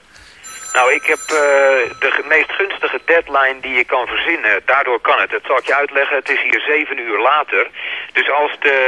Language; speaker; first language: Dutch; native; Dutch